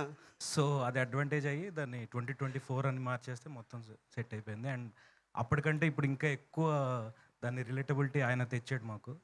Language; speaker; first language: Telugu; native; Telugu